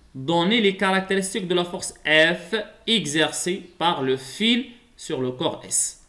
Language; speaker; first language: French; non-native, local second language; Arabic